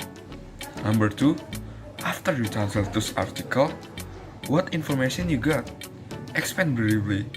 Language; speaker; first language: English; non-native, learner; Indonesian